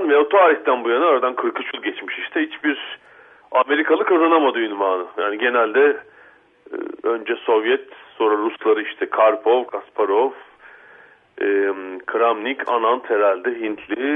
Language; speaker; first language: Turkish; native; Turkish